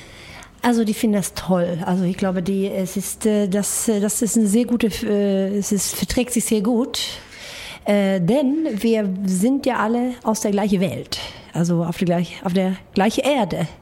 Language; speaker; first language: German; non-native, fluent; Swedish